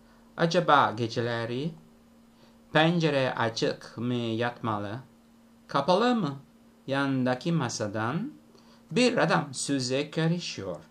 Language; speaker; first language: Turkish; non-native, learner; Italian